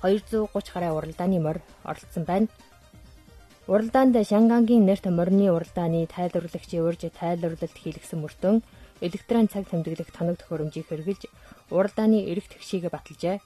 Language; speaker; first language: Mongolian; native; Mongolian